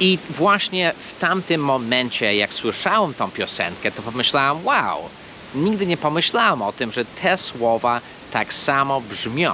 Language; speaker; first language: Polish; non-native, fluent; English